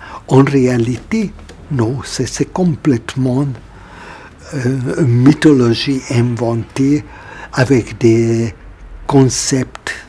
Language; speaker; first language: French; non-native, fluent; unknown